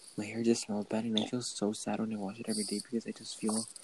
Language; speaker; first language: English; early bilingual, other home language; Spanish